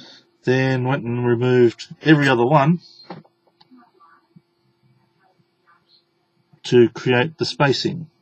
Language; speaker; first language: English; native; English